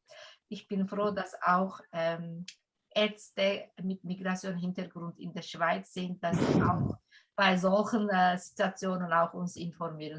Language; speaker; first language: German; non-native, fluent; Turkish